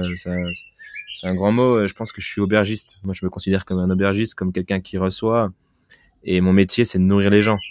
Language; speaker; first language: French; native; French